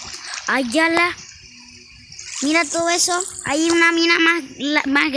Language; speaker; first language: Spanish; native; Spanish